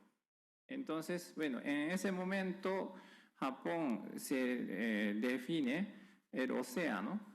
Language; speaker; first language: Spanish; non-native, fluent; Japanese